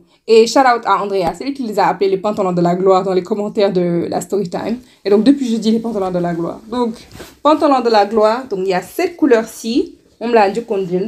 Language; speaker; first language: French; non-native, local second language; Wolof